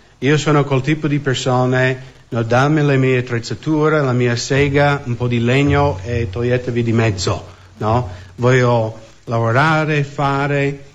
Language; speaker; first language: Italian; non-native, fluent; English